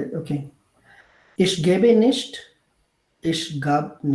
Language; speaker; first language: German; non-native, learner; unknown